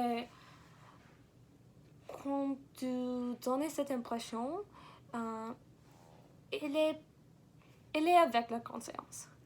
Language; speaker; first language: French; non-native, learner; English